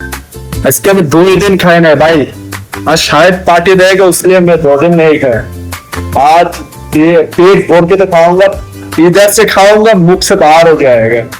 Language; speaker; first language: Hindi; non-native, learner; Bangla